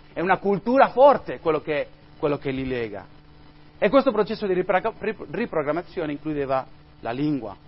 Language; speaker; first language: Italian; non-native, fluent; Spanish